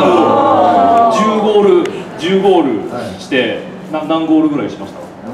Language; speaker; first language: Japanese; native; Japanese